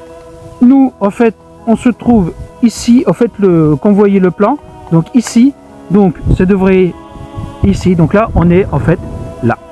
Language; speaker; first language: French; native; French